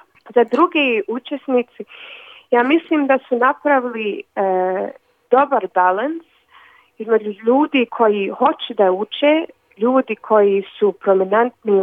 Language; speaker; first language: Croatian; early bilingual, other home language; Bosnian